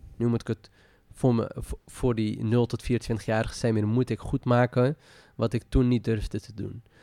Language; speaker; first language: Dutch; early bilingual, other home language; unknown